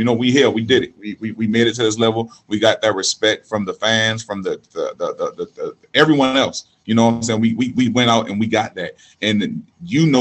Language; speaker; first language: English; native; English